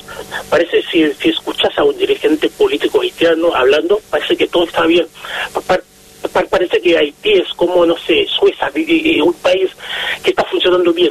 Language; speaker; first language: Spanish; non-native, fluent; Haitian Creole